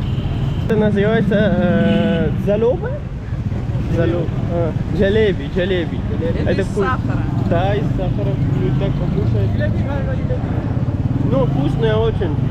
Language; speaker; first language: Russian; non-native, learner; Pashto